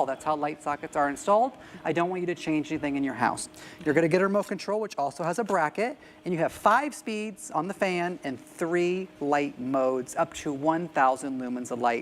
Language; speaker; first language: English; native; English